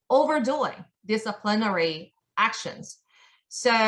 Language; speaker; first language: English; non-native, fluent; Chinese